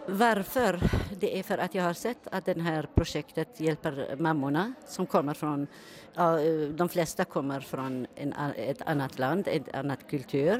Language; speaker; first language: Swedish; non-native, fluent; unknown